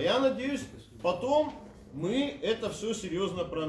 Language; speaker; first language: Russian; native; Russian